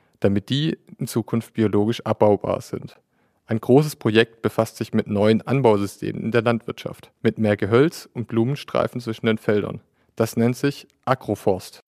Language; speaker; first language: German; native; German